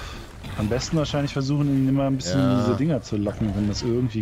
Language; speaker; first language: German; native; German